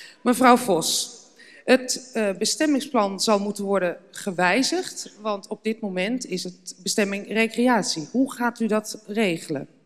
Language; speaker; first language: Dutch; native; Dutch